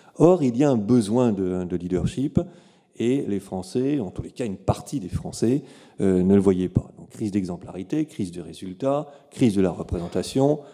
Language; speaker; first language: French; native; French